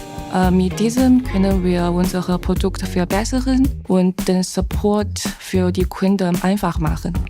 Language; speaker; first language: German; non-native, learner; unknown